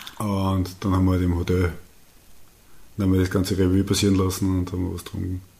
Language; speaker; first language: German; native; German